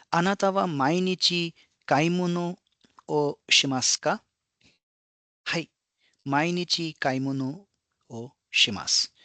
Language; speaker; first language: Japanese; non-native, fluent; Hindi